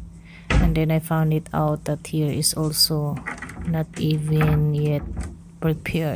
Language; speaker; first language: English; non-native, local second language; Filipino